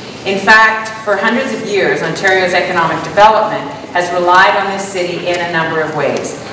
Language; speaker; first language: English; native; English